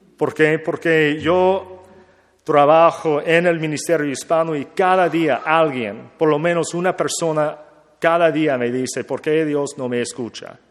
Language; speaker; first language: Spanish; non-native, learner; English